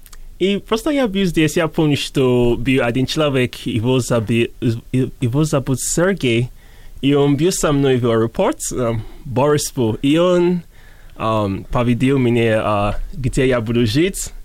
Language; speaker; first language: Russian; non-native, learner; English